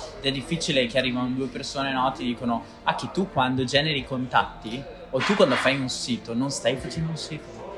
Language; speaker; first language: Italian; early bilingual, other home language; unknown